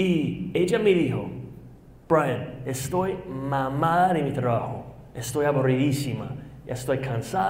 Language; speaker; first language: Spanish; non-native, fluent; English